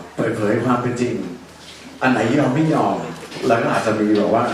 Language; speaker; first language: Thai; non-native, fluent; Danish